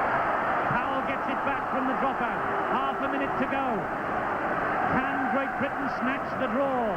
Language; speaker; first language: English; native; English